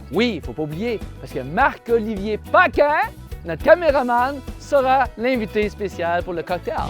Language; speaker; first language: French; native; French